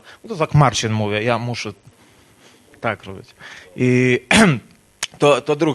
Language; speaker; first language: Polish; non-native, learner; Ukrainian